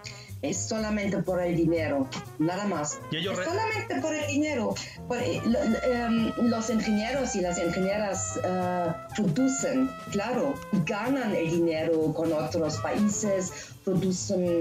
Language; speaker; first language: Spanish; non-native, learner; German